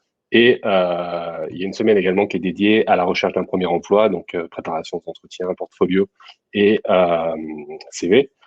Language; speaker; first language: French; native; French